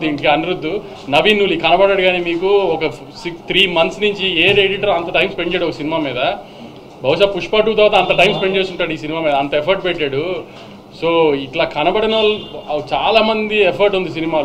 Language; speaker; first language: Telugu; native; Telugu